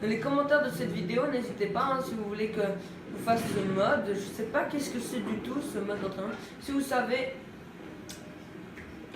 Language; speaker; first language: French; native; French